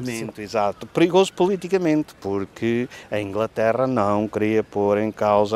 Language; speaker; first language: Portuguese; native; Portuguese